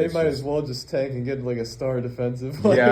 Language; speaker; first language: English; native; English